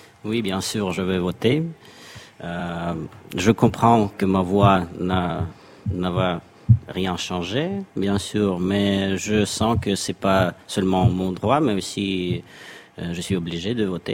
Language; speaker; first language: French; non-native, fluent; Russian